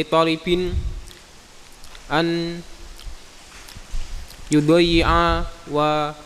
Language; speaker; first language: Arabic; non-native, learner; Indonesian